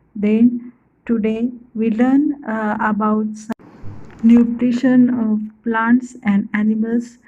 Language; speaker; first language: English; non-native, local second language; Marathi